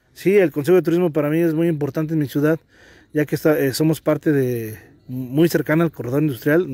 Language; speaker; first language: Spanish; native; Spanish